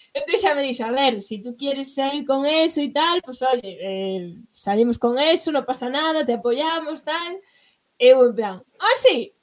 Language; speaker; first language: Spanish; non-native, local second language; Galician